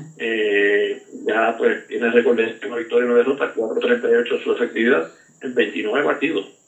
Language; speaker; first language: Spanish; native; Spanish